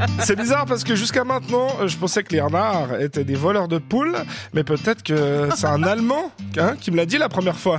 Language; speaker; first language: French; native; French